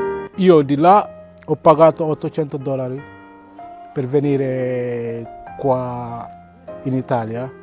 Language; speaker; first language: Italian; non-native, learner; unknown